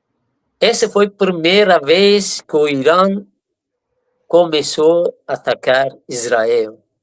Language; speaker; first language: Portuguese; non-native, fluent; Persian